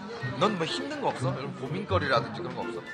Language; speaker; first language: Korean; native; Korean